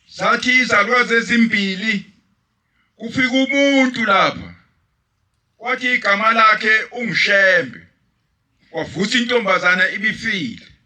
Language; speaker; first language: Zulu; native; Zulu